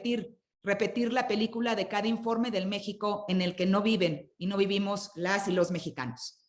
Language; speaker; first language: Spanish; native; Spanish